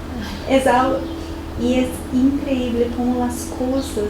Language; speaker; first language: Spanish; non-native, fluent; Portuguese